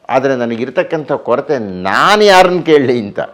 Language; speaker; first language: Kannada; native; Kannada